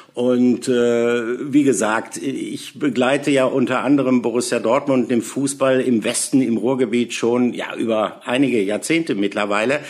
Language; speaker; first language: German; native; German